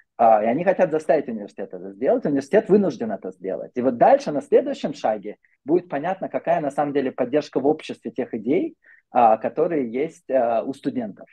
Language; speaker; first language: Russian; native; Russian